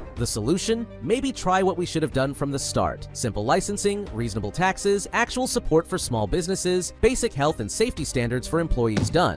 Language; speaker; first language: English; native; English